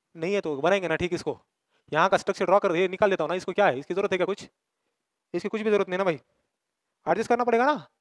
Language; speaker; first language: Hindi; non-native, local second language; Marathi